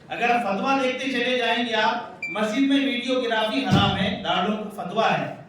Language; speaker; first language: Urdu; native; Urdu